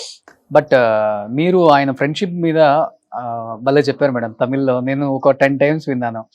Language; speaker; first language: Telugu; native; Telugu